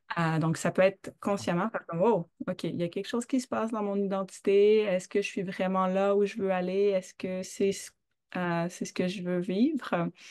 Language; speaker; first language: French; native; French